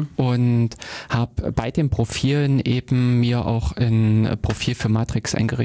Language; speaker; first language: German; native; German